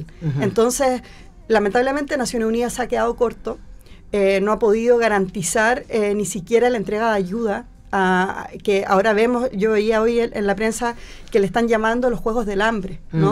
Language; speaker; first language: Spanish; native; Spanish